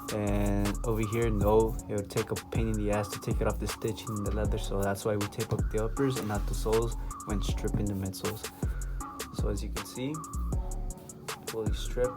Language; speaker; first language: English; native; English